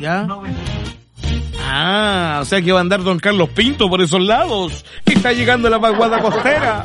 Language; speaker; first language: Spanish; native; Spanish